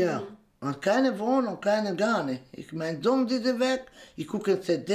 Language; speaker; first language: German; non-native, learner; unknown